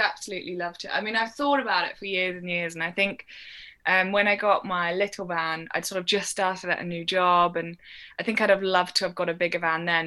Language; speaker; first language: English; native; English